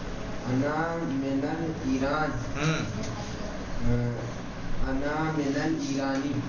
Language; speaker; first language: Arabic; non-native, learner; Urdu